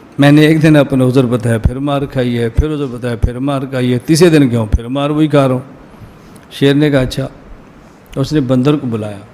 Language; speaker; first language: Urdu; non-native, local second language; Punjabi